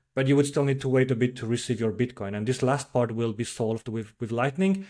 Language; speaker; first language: English; non-native, fluent; French